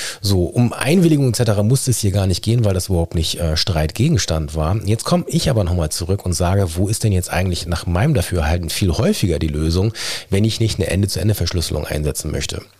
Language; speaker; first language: German; native; German